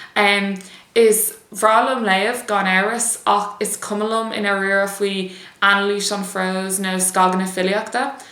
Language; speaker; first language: Irish; non-native, local second language; English